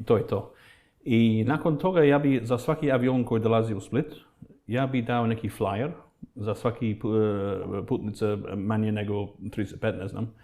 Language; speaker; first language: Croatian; non-native, fluent; English